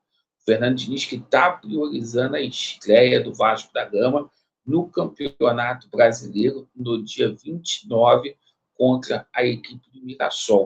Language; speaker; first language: Portuguese; native; Portuguese